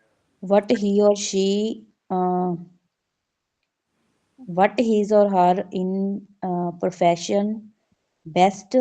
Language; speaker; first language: English; non-native, local second language; Hindi